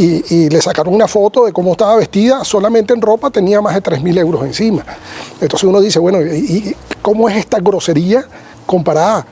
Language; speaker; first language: Spanish; native; Spanish